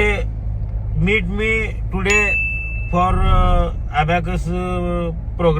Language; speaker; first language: English; non-native, learner; Marathi